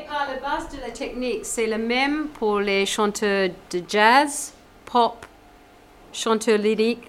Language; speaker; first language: French; non-native, learner; English